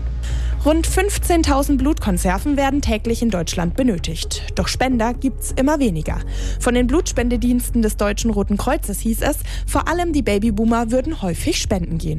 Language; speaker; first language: German; native; German